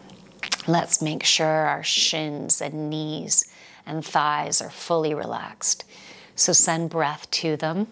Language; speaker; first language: English; native; English